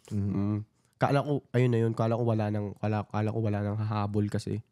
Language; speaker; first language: Filipino; native; Filipino